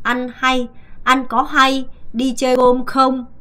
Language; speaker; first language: Vietnamese; non-native, fluent; Korean